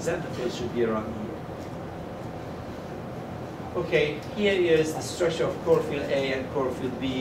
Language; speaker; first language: English; non-native, fluent; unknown